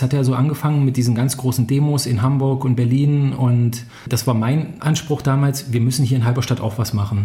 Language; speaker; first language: German; native; German